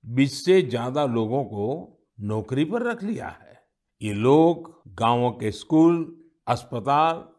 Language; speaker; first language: Hindi; native; Hindi